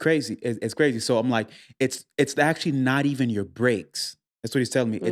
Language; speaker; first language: English; native; English